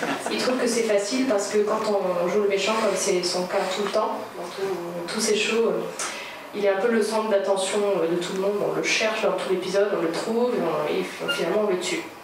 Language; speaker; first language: French; native; French